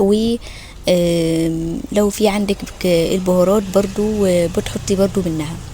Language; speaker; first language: Arabic; native; Arabic